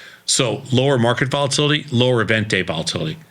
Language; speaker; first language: English; native; English